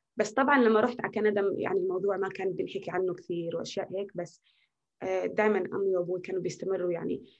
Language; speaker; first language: Arabic; native; Arabic